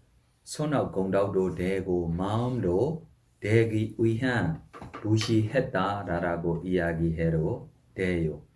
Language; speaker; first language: Korean; non-native, fluent; Burmese